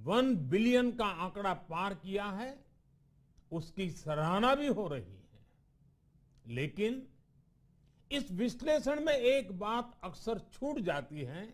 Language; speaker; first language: Hindi; non-native, local second language; Gujarati